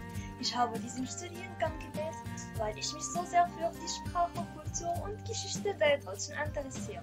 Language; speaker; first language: German; non-native, fluent; Arabic